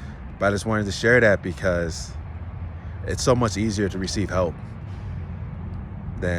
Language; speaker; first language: English; native; English